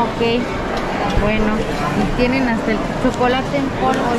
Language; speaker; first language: Spanish; native; Spanish